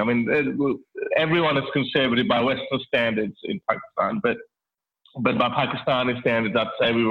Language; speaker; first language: English; non-native, local second language; Urdu